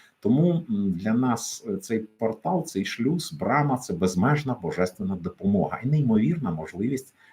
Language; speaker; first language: Ukrainian; native; Ukrainian